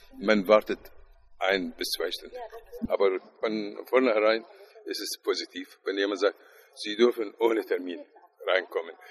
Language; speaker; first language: German; non-native, fluent; Arabic